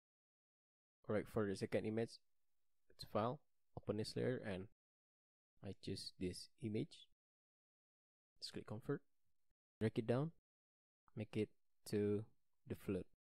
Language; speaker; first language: English; non-native, learner; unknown